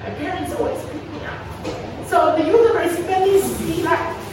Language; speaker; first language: English; non-native, fluent; Chinese